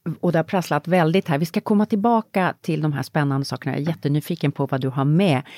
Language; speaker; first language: Swedish; early bilingual, other home language; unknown